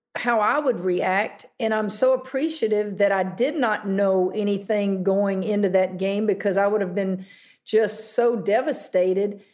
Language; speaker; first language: English; native; English